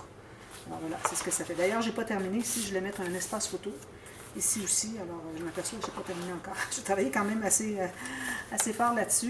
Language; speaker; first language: French; native; French